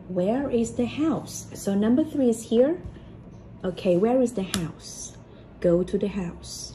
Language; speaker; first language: English; non-native, fluent; Thai